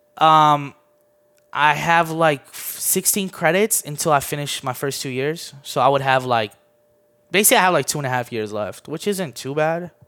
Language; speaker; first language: English; early bilingual, other home language; Armenian